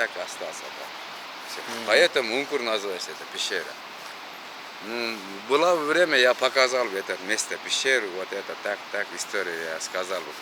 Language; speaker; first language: Russian; non-native, local second language; Kyrgyz